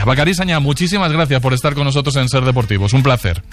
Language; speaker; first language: Spanish; native; Spanish